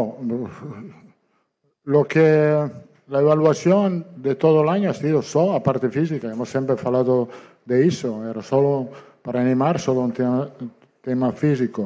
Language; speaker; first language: Spanish; non-native, fluent; Italian